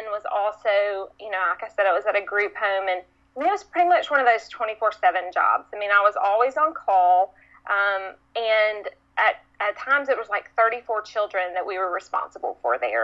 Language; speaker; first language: English; native; English